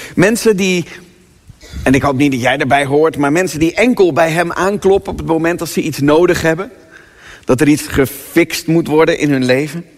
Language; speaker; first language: Dutch; native; Dutch